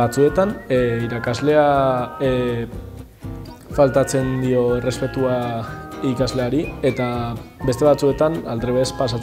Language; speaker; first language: Basque; non-native, local second language; Spanish